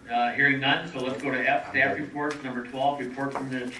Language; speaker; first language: English; native; English